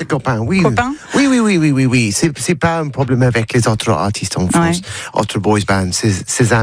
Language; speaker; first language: French; non-native, learner; English